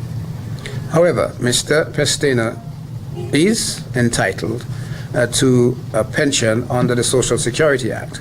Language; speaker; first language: English; native; English